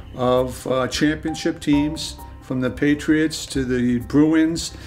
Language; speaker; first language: English; native; English